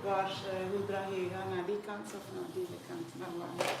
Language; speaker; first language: Dutch; non-native, fluent; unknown